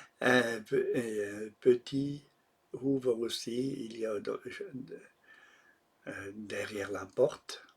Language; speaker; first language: French; non-native, local second language; German